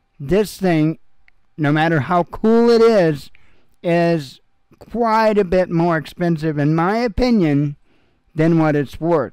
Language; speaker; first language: English; native; English